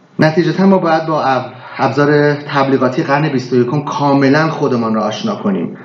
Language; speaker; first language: Persian; early bilingual, heritage; Persian